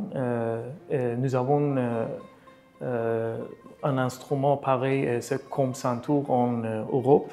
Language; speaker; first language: French; non-native, learner; Persian